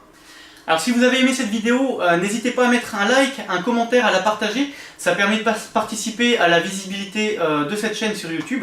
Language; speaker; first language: French; native; French